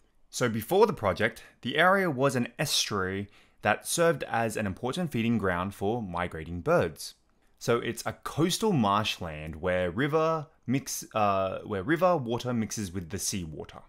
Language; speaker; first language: English; native; English